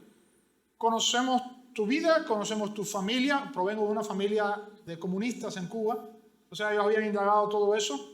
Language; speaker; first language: Spanish; native; Spanish